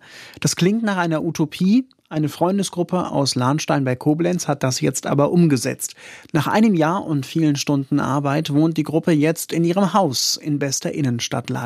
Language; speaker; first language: German; native; German